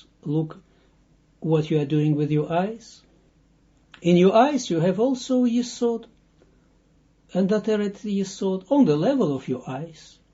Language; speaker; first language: English; non-native, fluent; Dutch